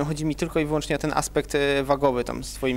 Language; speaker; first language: Polish; native; Polish